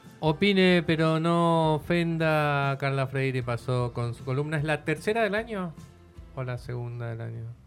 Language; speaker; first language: Spanish; native; Spanish